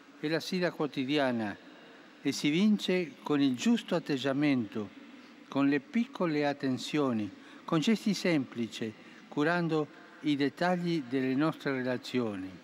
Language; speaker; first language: Italian; non-native, fluent; Spanish